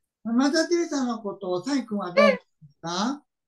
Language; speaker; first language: Japanese; native; Japanese